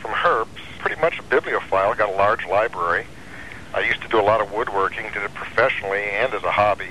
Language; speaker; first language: English; native; English